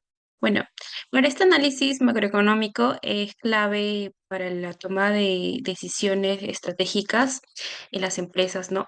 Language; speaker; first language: Spanish; native; Spanish